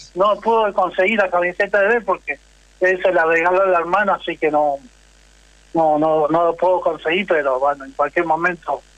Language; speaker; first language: Spanish; native; Spanish